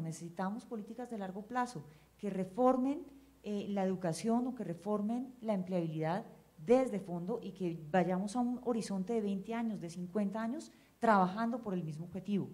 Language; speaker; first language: Spanish; native; Spanish